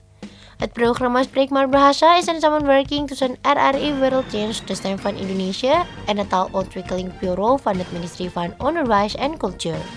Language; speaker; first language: Dutch; non-native, learner; Indonesian